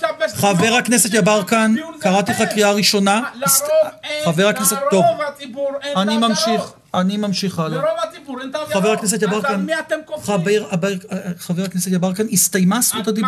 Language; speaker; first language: Hebrew; native; Hebrew